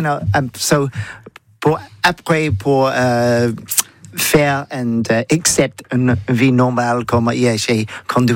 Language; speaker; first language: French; non-native, learner; English